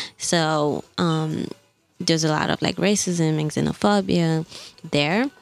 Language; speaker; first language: English; non-native, fluent; French